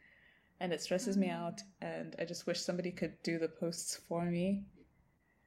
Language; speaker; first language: English; non-native, local second language; Tswana